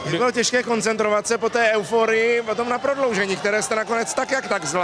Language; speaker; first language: Czech; native; Czech